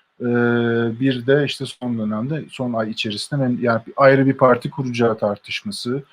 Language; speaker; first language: Turkish; native; Turkish